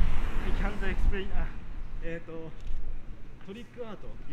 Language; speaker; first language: English; non-native, learner; Japanese